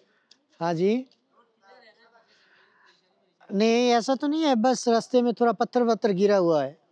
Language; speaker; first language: Hindi; non-native, fluent; Bangla